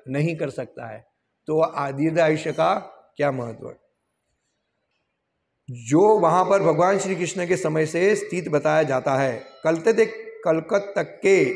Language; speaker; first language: Hindi; non-native, local second language; Gujarati